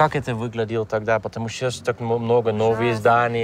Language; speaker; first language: Russian; non-native, fluent; Dutch